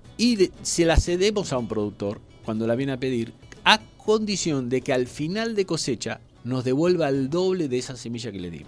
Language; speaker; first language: Spanish; native; Spanish